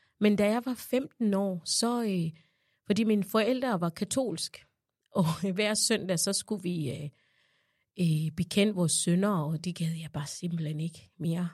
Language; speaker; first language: Danish; non-native, fluent; Ganda